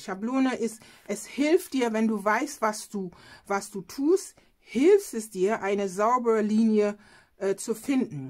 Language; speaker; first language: German; non-native, fluent; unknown